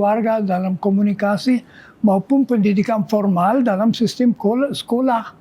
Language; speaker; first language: Indonesian; non-native, fluent; German